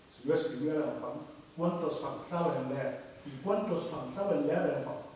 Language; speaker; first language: Spanish; non-native, local second language; Fang